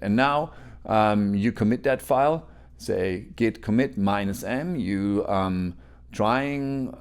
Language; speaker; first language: English; non-native, fluent; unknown